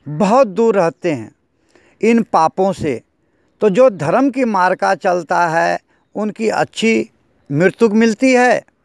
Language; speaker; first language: Hindi; native; Hindi